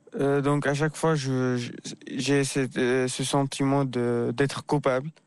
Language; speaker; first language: French; non-native, fluent; Arabic